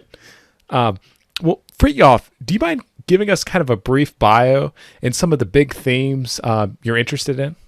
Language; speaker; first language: English; native; English